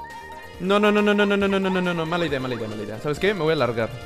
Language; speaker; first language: Spanish; native; Spanish